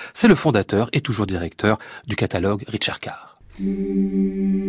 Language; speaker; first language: French; native; French